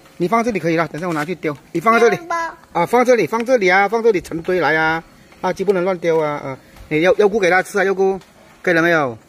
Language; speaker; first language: Chinese; native; Chinese